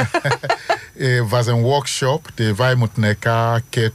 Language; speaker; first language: Dutch; non-native, fluent; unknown